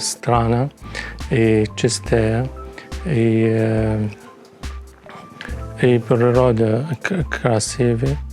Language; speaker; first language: Russian; non-native, learner; Arabic